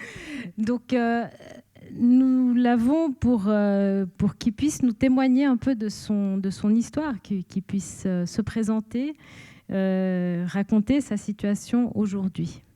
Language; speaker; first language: French; native; French